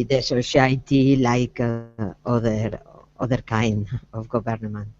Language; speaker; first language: English; non-native, learner; Spanish